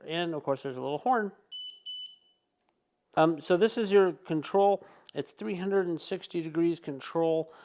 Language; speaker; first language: English; native; English